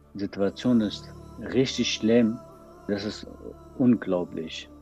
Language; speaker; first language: German; non-native, learner; Persian